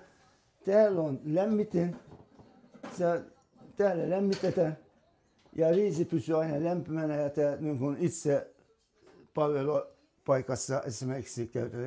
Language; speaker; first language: Finnish; non-native, fluent; Turkish